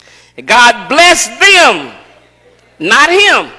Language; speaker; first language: English; native; English